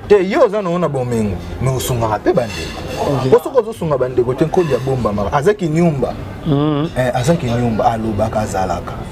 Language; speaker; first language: Lingala; non-native, local second language; Kongo